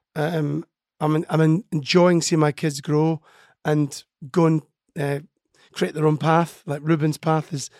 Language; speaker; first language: English; native; English